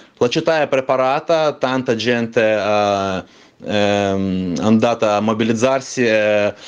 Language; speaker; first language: Italian; non-native, fluent; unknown